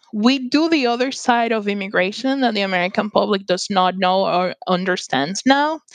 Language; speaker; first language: English; non-native, fluent; Spanish